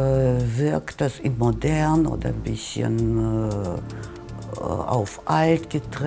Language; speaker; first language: German; non-native, fluent; Russian